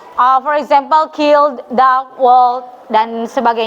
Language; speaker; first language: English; non-native, fluent; Indonesian